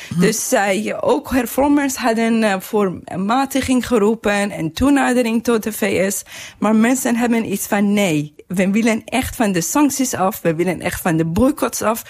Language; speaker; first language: Dutch; non-native, fluent; Persian